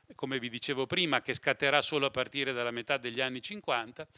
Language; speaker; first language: Italian; native; Italian